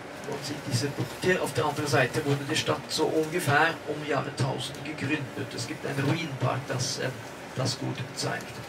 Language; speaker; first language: German; non-native, fluent; Norwegian